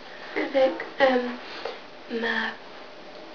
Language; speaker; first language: French; non-native, learner; English